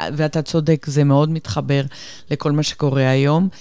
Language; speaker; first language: Hebrew; non-native, fluent; Spanish